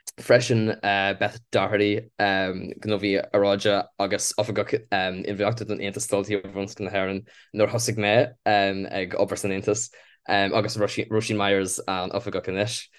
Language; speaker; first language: Irish; non-native, local second language; English